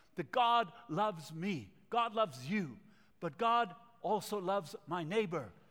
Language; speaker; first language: English; non-native, fluent; Spanish